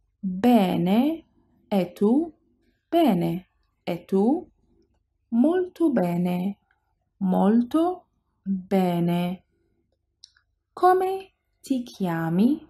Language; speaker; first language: Italian; non-native, fluent; Arabic